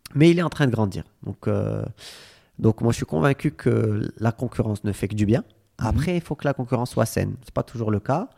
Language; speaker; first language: French; non-native, local second language; Arabic